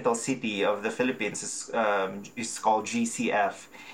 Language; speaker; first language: English; non-native, local second language; Filipino